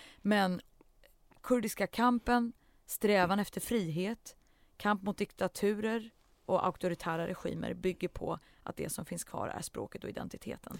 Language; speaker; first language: Swedish; early bilingual, other home language; Central Kurdish